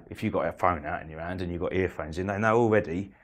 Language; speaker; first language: English; native; English